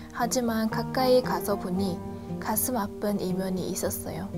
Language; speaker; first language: Korean; non-native, fluent; Uzbek